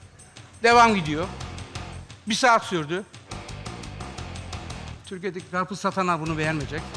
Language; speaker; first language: Turkish; native; Turkish